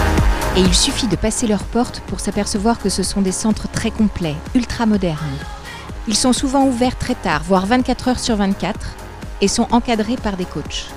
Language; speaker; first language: French; native; French